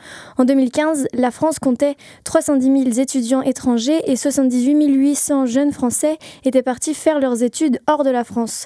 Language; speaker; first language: French; native; French